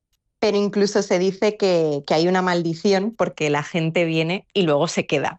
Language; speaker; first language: Spanish; native; Spanish